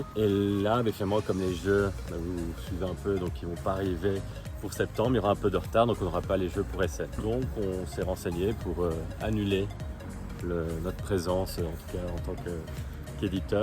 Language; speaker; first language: French; native; French